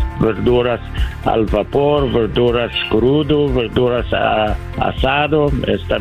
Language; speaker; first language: Spanish; non-native, learner; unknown